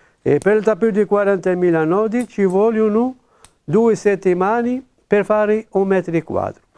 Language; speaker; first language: Italian; non-native, local second language; Arabic